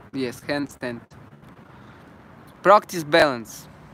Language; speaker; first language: English; non-native, learner; Russian